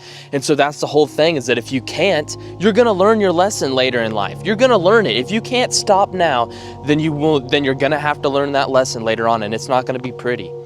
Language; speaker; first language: English; native; English